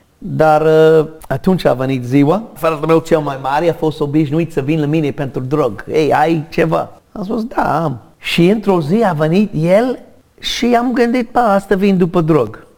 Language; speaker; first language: Romanian; non-native, learner; English